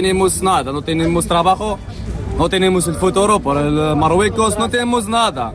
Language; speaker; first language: Spanish; non-native, learner; Arabic